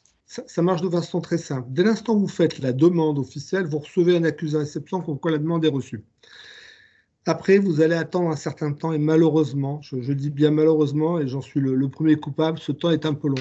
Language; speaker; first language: French; native; French